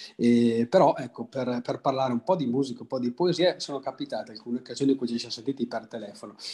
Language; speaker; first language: Italian; native; Italian